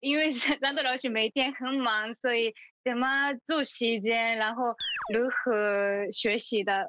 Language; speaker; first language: Chinese; non-native, learner; Japanese